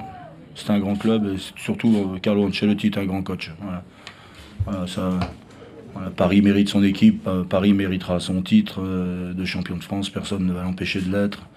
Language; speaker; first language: French; native; French